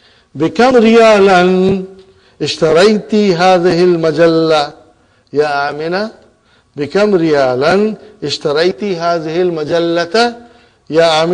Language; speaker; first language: Arabic; non-native, fluent; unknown